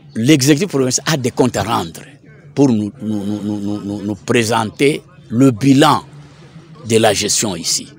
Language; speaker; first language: French; non-native, local second language; Swahili